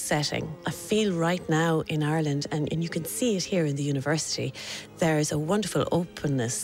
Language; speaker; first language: English; native; English